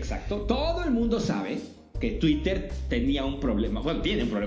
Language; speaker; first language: Spanish; native; Spanish